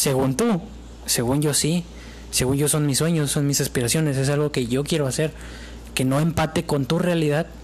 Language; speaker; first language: Spanish; native; Spanish